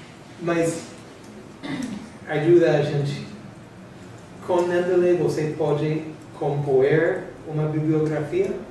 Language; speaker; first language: Portuguese; non-native, fluent; English